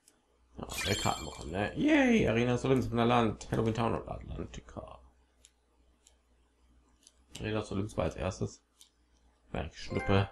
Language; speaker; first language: German; native; German